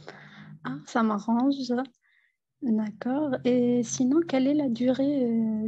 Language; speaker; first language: French; non-native, fluent; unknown